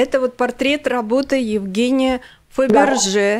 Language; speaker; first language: Russian; native; Russian